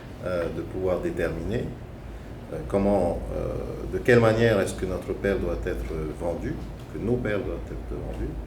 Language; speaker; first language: French; native; French